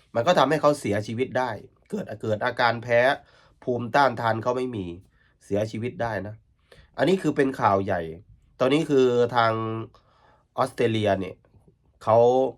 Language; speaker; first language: Thai; native; Thai